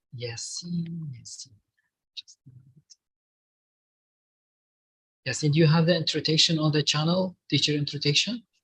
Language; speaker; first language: English; non-native, learner; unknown